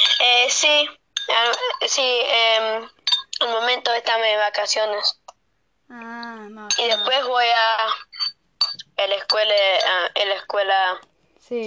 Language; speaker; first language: Spanish; early bilingual, heritage; Spanish